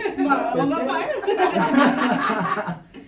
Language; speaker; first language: French; native; French